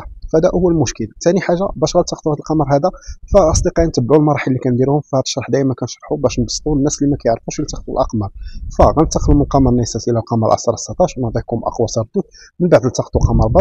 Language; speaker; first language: Arabic; native; Arabic